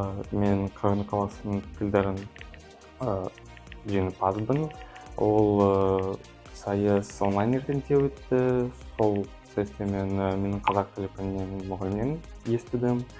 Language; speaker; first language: Kazakh; non-native, local second language; Russian